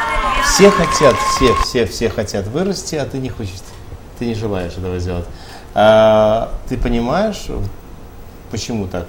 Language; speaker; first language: Russian; native; Russian